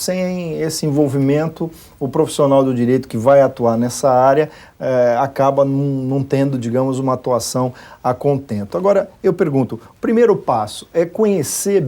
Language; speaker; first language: Portuguese; native; Portuguese